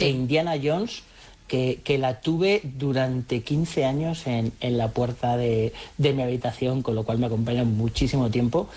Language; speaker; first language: Spanish; native; Spanish